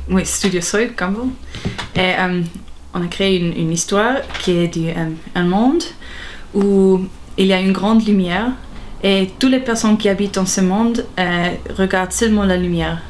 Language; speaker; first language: French; non-native, local second language; German